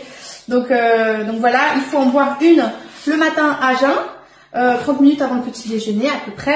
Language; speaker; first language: French; native; French